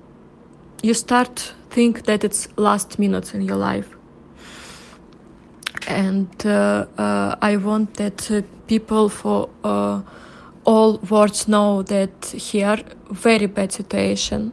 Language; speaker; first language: English; non-native, learner; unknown